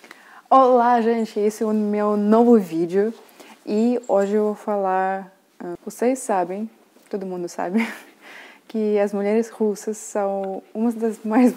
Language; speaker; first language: Portuguese; non-native, fluent; Russian